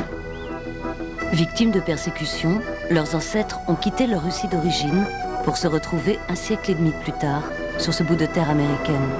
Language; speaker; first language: French; native; French